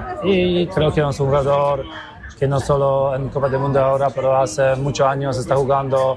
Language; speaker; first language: Spanish; non-native, fluent; Polish